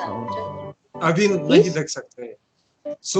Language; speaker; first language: Hindi; non-native, learner; Russian